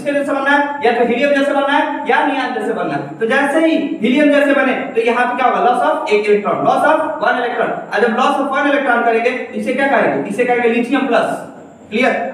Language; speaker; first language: Hindi; native; Hindi